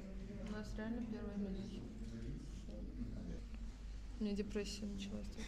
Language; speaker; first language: Russian; native; Russian